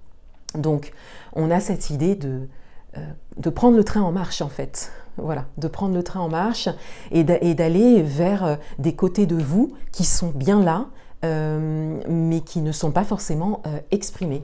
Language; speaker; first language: French; native; French